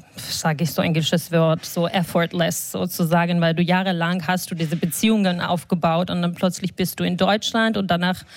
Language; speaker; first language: German; non-native, fluent; Georgian